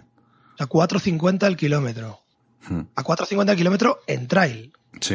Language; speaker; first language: Spanish; native; Spanish